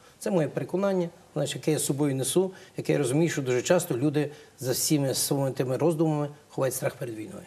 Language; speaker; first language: Ukrainian; native; Ukrainian